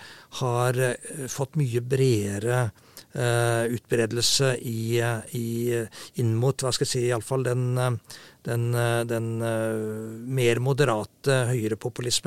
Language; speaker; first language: Norwegian; native; Norwegian